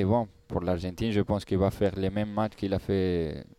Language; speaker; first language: French; non-native, learner; Spanish